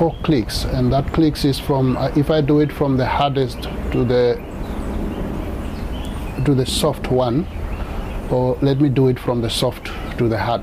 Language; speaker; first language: English; non-native, local second language; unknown